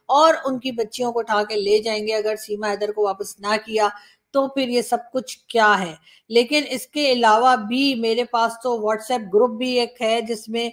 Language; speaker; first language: Urdu; native; Urdu